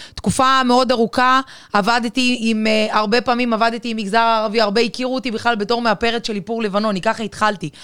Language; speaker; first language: Hebrew; non-native, fluent; Bulgarian